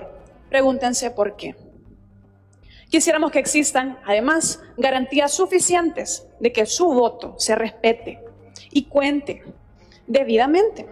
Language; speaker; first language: Spanish; native; Spanish